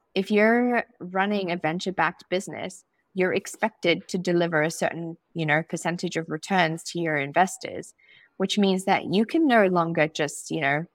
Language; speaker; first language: English; native; English